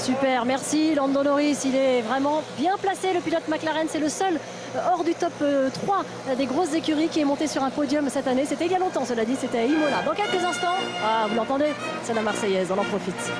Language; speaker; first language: French; native; French